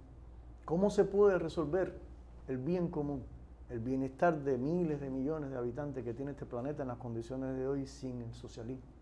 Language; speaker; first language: Spanish; native; Spanish